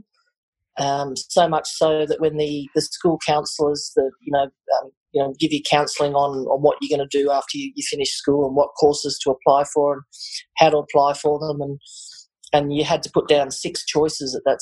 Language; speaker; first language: English; native; English